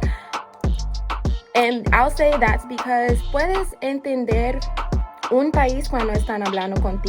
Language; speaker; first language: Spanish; non-native, fluent; English